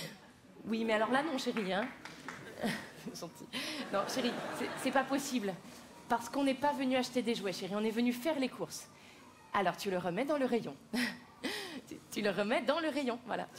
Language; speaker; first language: French; native; French